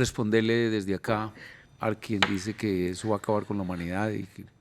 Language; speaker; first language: Spanish; native; Spanish